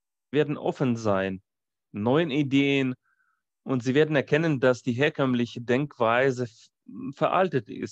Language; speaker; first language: German; non-native, fluent; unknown